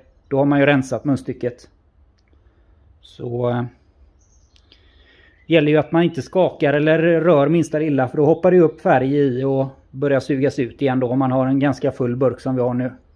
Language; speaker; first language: Swedish; native; Swedish